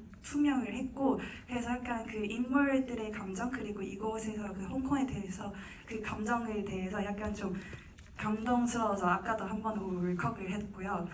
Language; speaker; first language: Korean; non-native, fluent; Cantonese